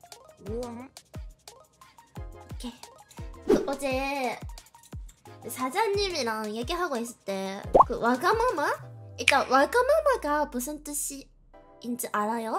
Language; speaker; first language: Korean; non-native, learner; Japanese